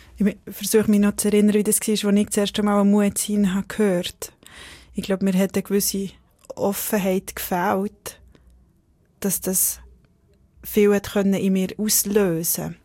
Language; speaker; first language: German; native; German